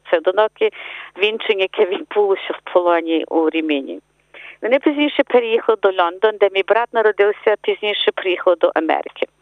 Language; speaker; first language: Ukrainian; early bilingual, heritage; Ukrainian